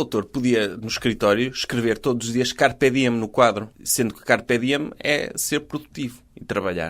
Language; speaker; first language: Portuguese; native; Portuguese